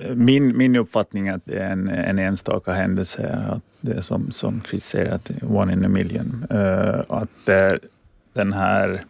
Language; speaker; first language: Swedish; native; Swedish